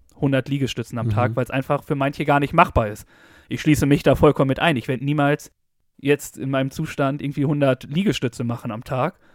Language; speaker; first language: German; native; German